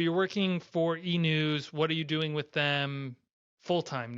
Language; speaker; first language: English; native; English